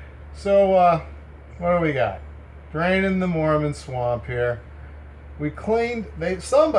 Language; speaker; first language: English; native; English